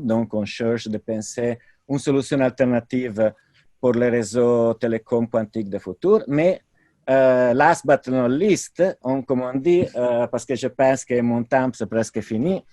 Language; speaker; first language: French; non-native, fluent; Italian